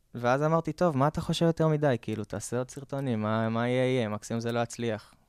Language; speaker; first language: Hebrew; native; Hebrew